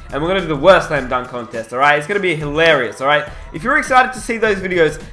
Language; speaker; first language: English; native; English